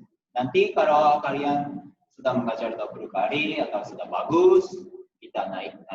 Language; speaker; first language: Indonesian; non-native, fluent; Japanese